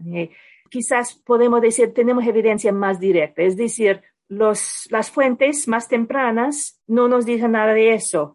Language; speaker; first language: Spanish; non-native, fluent; English